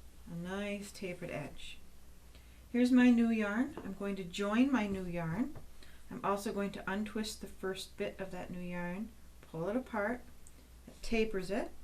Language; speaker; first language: English; native; English